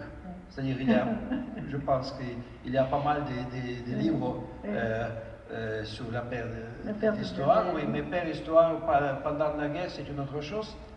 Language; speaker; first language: French; non-native, fluent; Russian